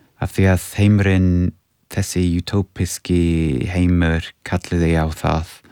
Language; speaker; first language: Icelandic; non-native, fluent; English